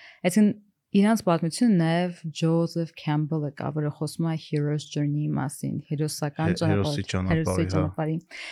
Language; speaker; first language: Armenian; early bilingual, heritage; Armenian